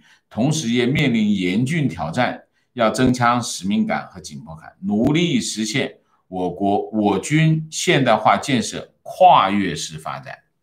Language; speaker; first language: Chinese; native; Chinese